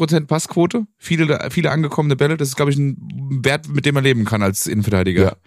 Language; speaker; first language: German; native; German